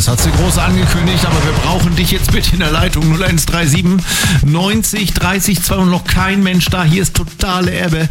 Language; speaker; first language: German; native; German